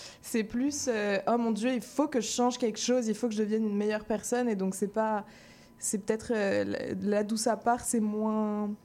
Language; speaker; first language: French; native; French